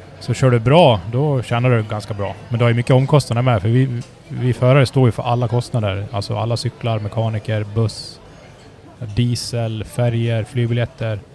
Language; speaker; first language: Swedish; native; Swedish